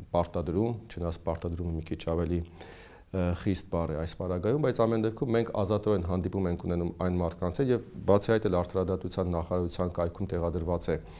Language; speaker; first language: Armenian; native; Armenian